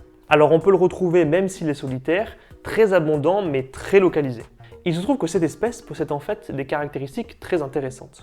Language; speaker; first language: French; native; French